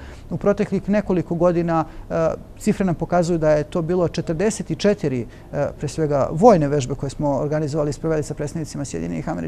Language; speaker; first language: Bosnian; native; Bosnian